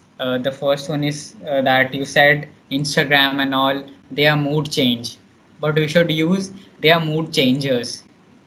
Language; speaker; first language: English; non-native, local second language; Hindi